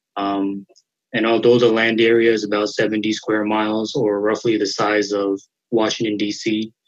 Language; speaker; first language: English; native; English